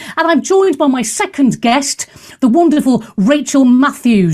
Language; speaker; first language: English; native; English